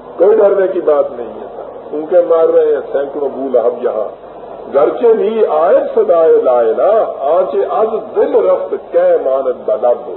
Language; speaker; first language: Urdu; native; Urdu